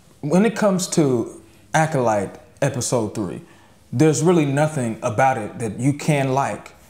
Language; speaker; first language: English; native; English